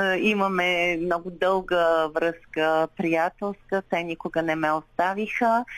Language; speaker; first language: Bulgarian; non-native, local second language; Turkish